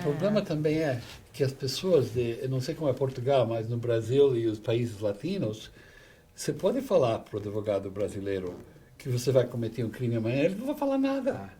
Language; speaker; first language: Portuguese; non-native, fluent; English